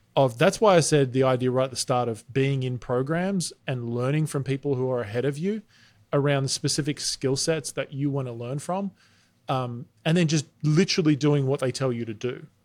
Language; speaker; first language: English; native; English